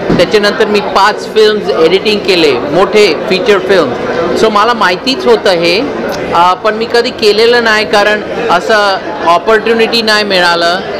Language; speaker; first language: Marathi; early bilingual, heritage; English